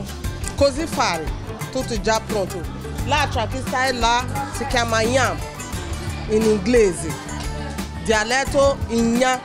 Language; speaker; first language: Italian; non-native, learner; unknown